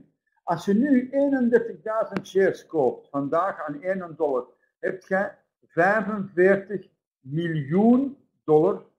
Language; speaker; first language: Dutch; native; Dutch